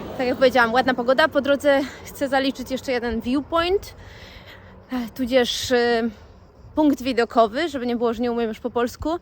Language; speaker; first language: Polish; native; Polish